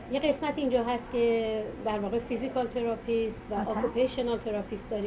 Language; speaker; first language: Persian; native; Persian